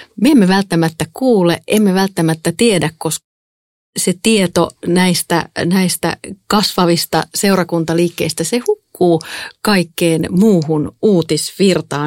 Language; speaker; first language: Finnish; native; Finnish